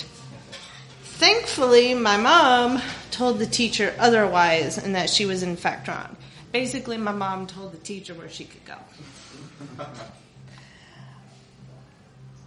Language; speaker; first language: English; native; English